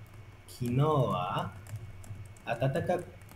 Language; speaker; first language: Japanese; non-native, learner; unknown